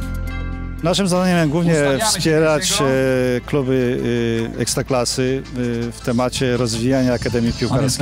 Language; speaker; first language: Polish; native; Polish